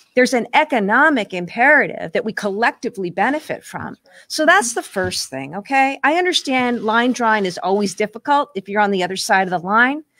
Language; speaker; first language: English; native; English